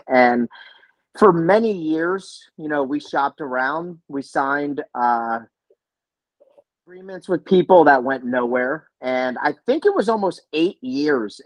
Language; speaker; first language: English; native; English